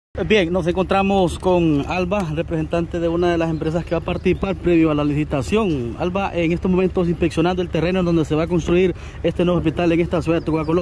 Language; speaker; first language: Spanish; native; Spanish